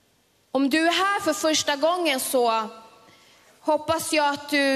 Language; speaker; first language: Swedish; early bilingual, other home language; Spanish